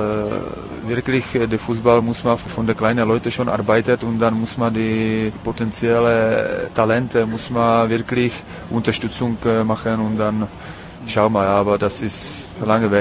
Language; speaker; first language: German; non-native, fluent; Czech